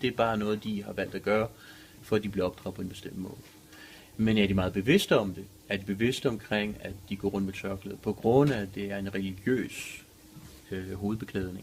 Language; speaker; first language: Danish; native; Danish